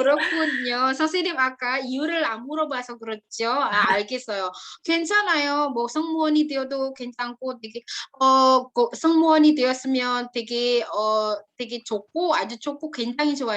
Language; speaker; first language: Korean; non-native, fluent; Indonesian